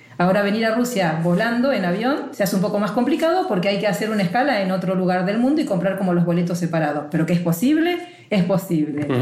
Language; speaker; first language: Spanish; native; Spanish